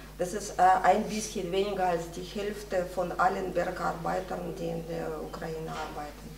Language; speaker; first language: German; non-native, fluent; Russian